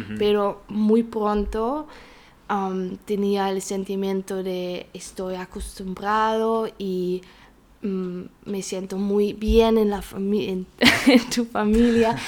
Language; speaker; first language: Spanish; non-native, learner; German